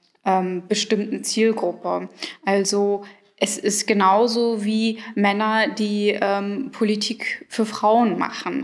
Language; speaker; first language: German; early bilingual, other home language; Arabic